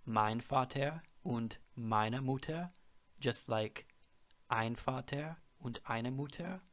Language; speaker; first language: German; non-native, fluent; English